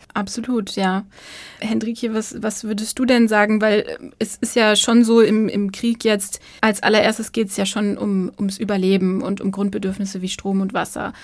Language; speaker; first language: German; native; German